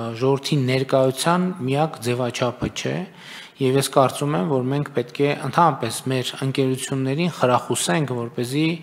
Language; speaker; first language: Armenian; native; Armenian